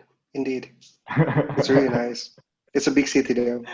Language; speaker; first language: English; non-native, local second language; Indonesian